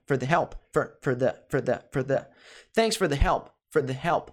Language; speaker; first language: English; non-native, fluent; Portuguese